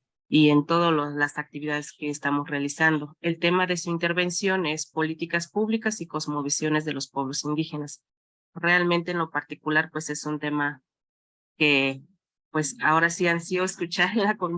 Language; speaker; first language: Spanish; native; Spanish